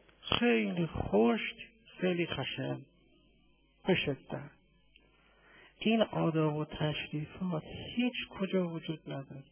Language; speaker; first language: Persian; native; Persian